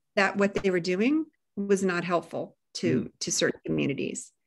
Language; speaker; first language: English; native; English